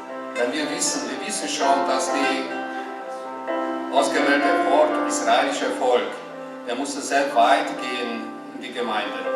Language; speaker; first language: German; non-native, learner; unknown